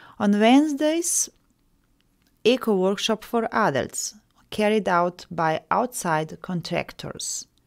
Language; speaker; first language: English; non-native, fluent; Slovenian